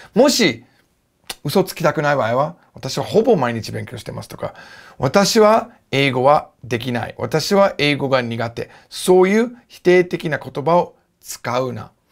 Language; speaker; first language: Japanese; non-native, fluent; English